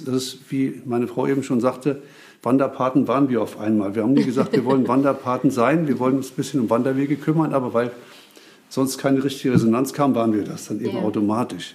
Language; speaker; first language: German; native; German